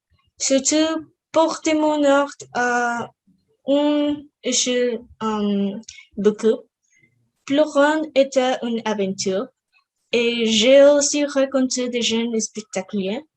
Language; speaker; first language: French; non-native, learner; Spanish